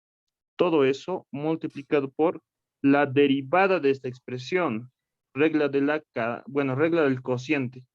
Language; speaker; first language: Spanish; native; Spanish